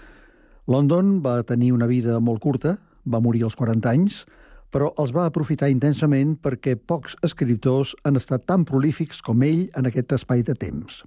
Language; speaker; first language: Catalan; native; Catalan